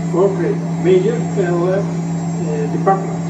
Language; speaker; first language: English; non-native, learner; Turkish